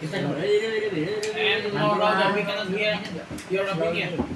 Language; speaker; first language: English; non-native, learner; Indonesian